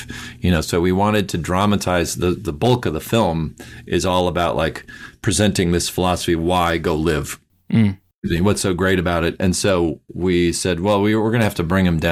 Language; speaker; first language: English; native; English